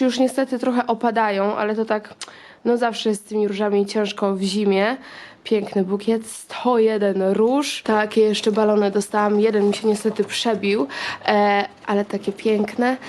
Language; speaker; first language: Polish; native; Polish